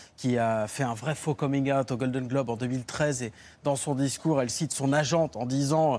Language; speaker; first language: French; non-native, fluent; Spanish